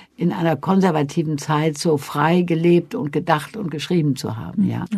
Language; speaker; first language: German; native; German